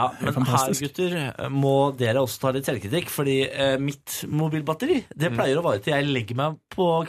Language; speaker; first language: Norwegian; native; Norwegian